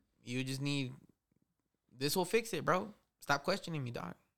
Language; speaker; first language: English; early bilingual, other home language; Spanish